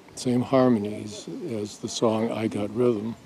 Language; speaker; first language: English; native; English